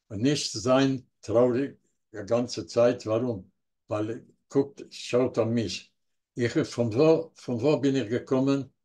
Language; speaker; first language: German; non-native, learner; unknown